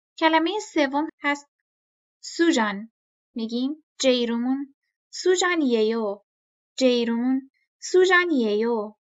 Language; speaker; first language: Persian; native; Persian